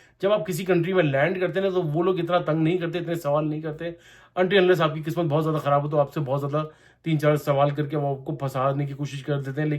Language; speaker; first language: Urdu; non-native, local second language; Punjabi